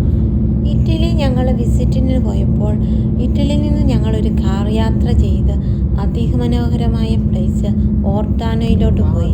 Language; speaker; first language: Malayalam; native; Malayalam